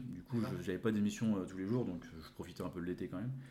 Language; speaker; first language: French; native; French